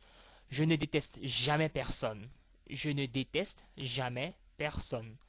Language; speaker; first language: French; non-native, fluent; English